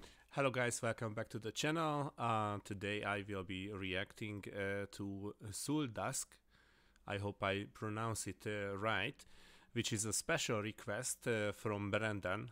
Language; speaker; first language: English; non-native, fluent; Hungarian